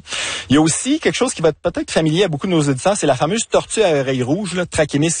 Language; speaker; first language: French; native; French